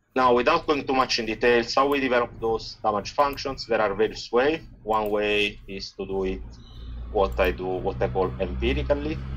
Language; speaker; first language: English; non-native, fluent; Italian